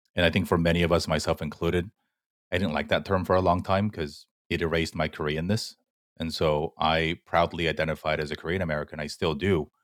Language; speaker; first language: English; early bilingual, other home language; Korean